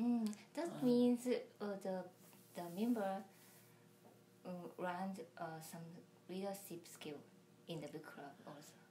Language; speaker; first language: English; non-native, learner; Japanese